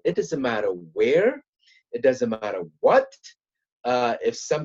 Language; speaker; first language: English; non-native, fluent; Tigrinya